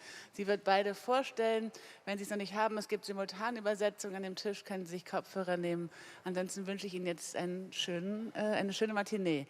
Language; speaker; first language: German; native; German